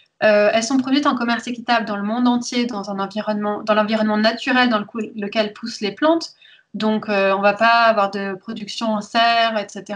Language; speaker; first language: French; early bilingual, heritage; French